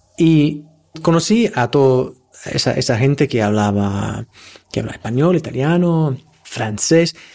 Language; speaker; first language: Spanish; non-native, fluent; English